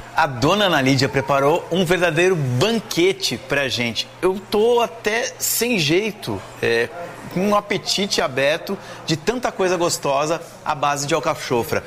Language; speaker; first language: Portuguese; native; Portuguese